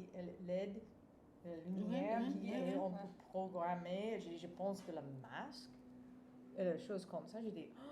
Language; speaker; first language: French; non-native, fluent; English